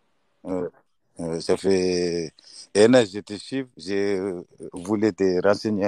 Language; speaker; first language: French; non-native, learner; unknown